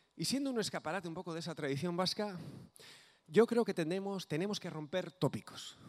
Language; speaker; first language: Spanish; non-native, local second language; Basque